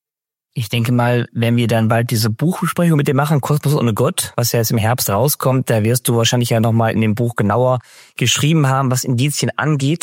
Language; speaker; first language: German; native; German